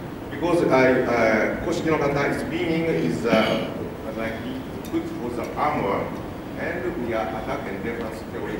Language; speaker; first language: English; non-native, learner; Japanese